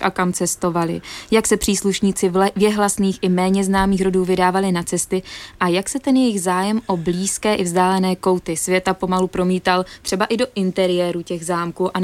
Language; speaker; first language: Czech; native; Czech